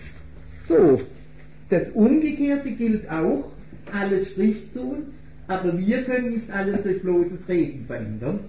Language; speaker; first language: German; native; German